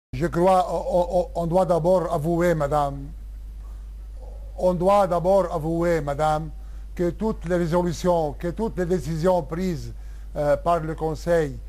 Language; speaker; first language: French; non-native, local second language; Arabic